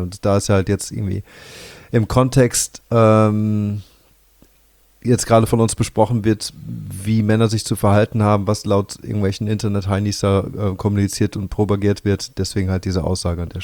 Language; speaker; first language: German; native; German